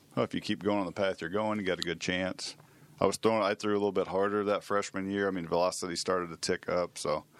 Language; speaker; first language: English; native; English